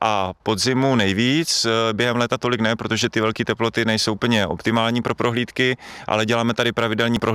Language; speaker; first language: Czech; native; Czech